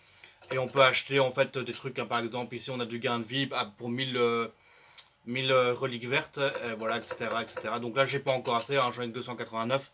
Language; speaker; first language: French; native; French